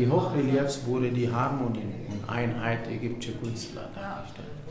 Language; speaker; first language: German; non-native, learner; Arabic